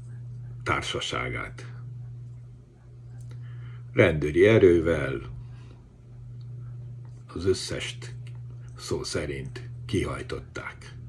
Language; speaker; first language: Hungarian; native; Hungarian